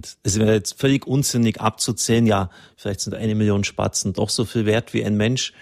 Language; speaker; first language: German; native; German